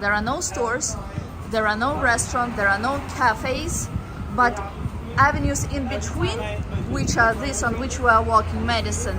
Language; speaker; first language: English; non-native, fluent; Russian